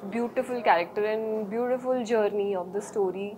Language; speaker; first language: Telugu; non-native, learner; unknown